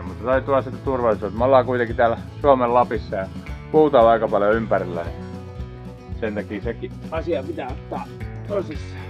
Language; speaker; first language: Finnish; native; Finnish